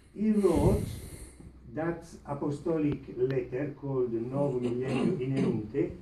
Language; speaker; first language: English; non-native, fluent; Italian